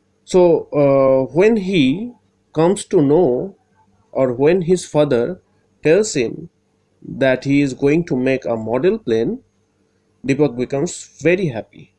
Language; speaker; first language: English; non-native, local second language; Bangla